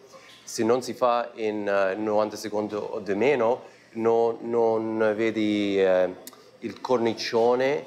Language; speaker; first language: Italian; early bilingual, heritage; Italian